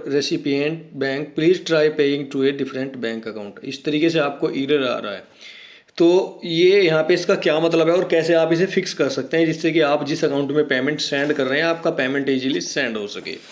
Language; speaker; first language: Hindi; native; Hindi